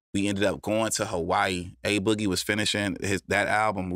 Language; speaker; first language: English; native; English